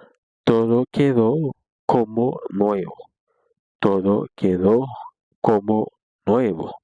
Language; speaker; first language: Spanish; non-native, fluent; Haitian Creole